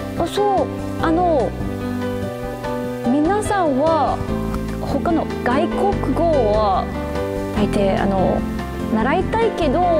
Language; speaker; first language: Japanese; non-native, learner; English